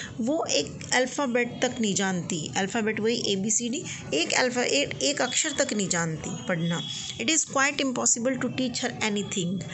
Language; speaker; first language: Hindi; native; Hindi